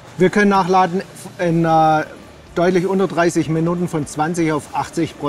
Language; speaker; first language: German; native; German